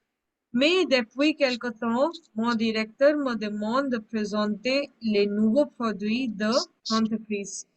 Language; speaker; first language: French; non-native, learner; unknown